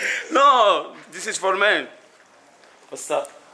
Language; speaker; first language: English; non-native, learner; Arabic